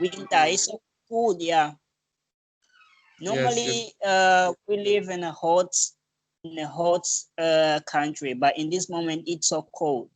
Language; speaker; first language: English; non-native, learner; Portuguese